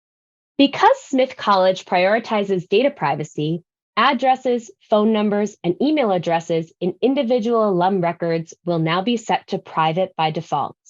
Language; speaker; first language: English; native; English